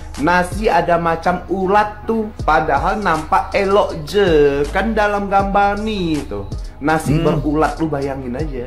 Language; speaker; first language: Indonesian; native; Indonesian